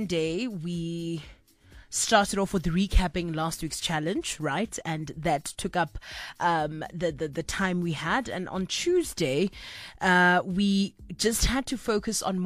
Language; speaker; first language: English; non-native, local second language; Tswana